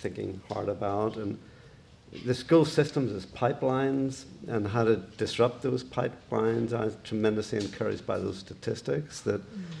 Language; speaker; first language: English; native; English